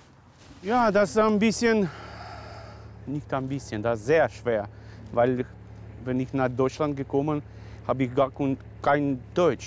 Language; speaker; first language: German; non-native, learner; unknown